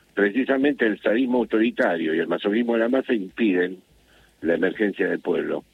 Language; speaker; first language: Spanish; native; Spanish